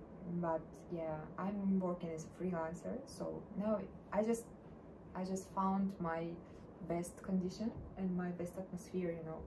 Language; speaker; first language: English; non-native, learner; Russian